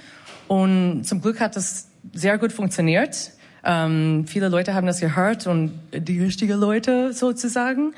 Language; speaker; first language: German; non-native, fluent; English